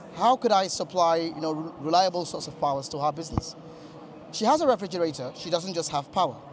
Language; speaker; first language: English; non-native, local second language; Yoruba